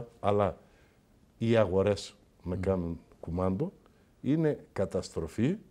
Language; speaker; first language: Greek; native; Greek